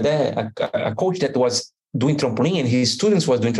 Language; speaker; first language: English; non-native, fluent; Portuguese